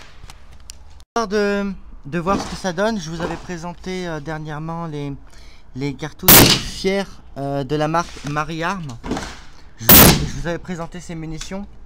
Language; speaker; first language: French; native; French